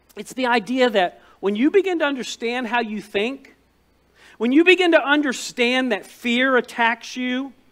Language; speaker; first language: English; native; English